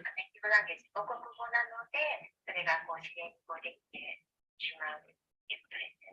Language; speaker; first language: Japanese; native; Japanese